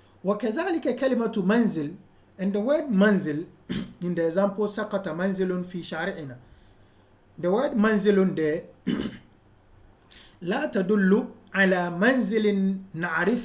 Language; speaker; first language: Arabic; non-native, fluent; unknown